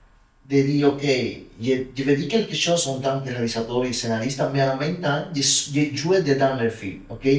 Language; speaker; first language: French; non-native, learner; Spanish